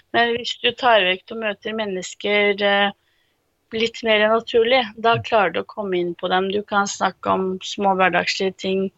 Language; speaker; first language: Norwegian; early bilingual, other home language; Turkish